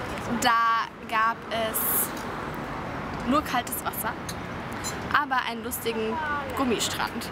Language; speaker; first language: German; native; German